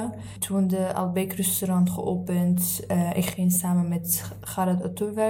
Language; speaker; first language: Dutch; early bilingual, other home language; Arabic